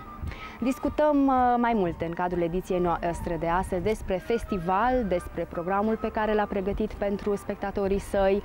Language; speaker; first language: Romanian; native; Romanian